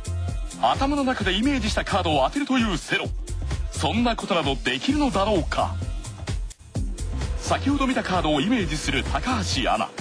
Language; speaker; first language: Japanese; native; Japanese